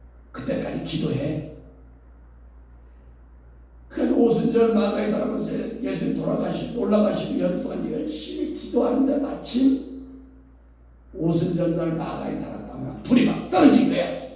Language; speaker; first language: Korean; native; Korean